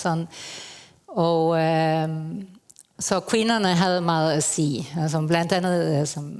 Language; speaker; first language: Danish; non-native, fluent; Spanish